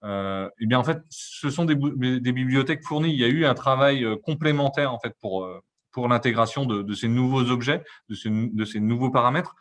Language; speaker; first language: French; native; French